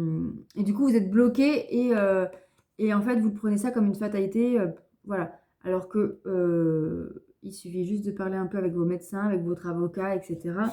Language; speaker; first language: French; native; French